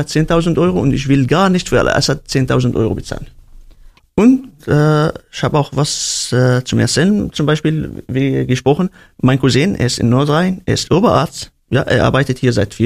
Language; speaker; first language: German; non-native, learner; Arabic